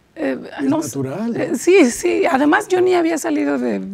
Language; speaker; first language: Spanish; native; Spanish